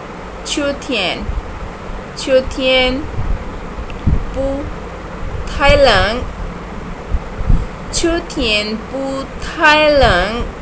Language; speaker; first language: Chinese; non-native, fluent; Urdu